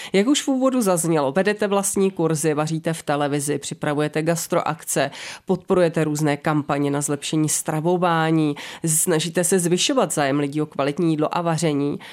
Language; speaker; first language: Czech; native; Czech